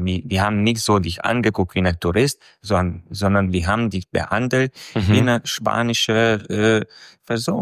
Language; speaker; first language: German; non-native, fluent; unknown